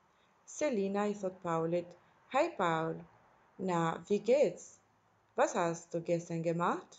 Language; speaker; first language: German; non-native, fluent; Albanian